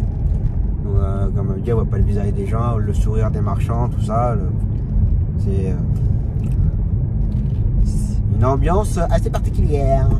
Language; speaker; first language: French; native; French